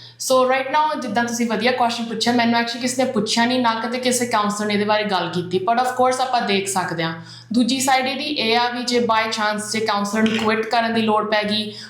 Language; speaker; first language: Punjabi; early bilingual, heritage; Punjabi